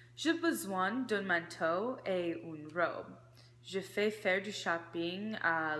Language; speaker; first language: French; non-native, learner; English